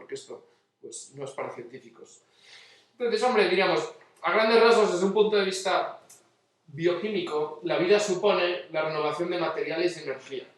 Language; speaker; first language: Spanish; native; Spanish